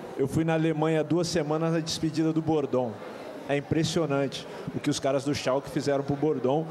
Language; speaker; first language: Portuguese; native; Portuguese